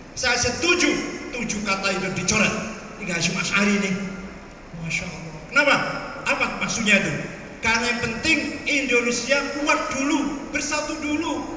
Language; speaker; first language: Malay; non-native, local second language; Javanese